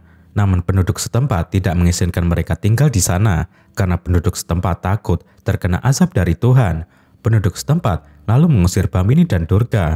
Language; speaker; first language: Indonesian; native; Indonesian